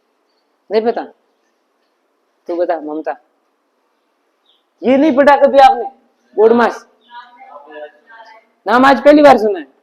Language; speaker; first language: Hindi; native; Hindi